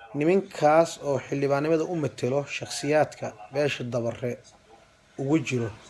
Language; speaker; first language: Somali; non-native, local second language; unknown